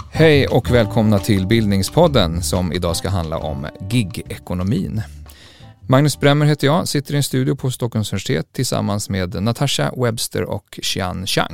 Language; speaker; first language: Swedish; native; Swedish